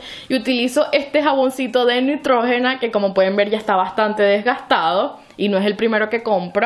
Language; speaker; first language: Spanish; native; Spanish